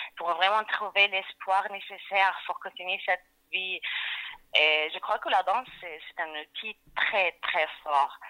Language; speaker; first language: French; non-native, fluent; Arabic